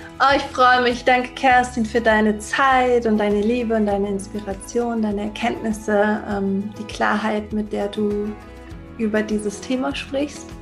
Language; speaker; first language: German; native; German